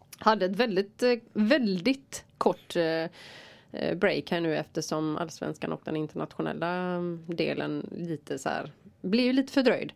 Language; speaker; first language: Swedish; native; Swedish